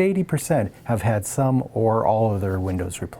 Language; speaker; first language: English; native; English